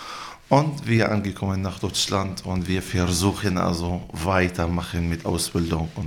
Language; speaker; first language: German; non-native, learner; Arabic